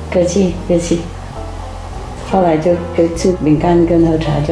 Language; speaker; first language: Chinese; non-native, fluent; Vietnamese